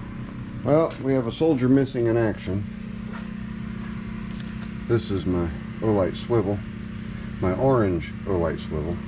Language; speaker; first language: English; native; English